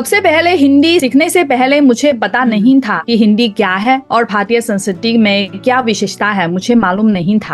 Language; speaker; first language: Hindi; non-native, learner; Chinese